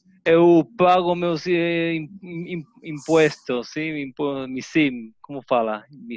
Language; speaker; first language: Portuguese; non-native, fluent; Spanish